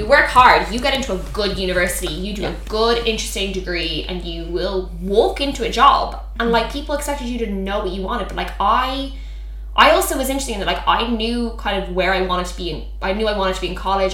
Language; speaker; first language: English; native; English